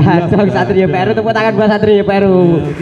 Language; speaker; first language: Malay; non-native, local second language; Javanese